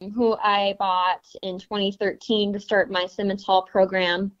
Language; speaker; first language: English; native; English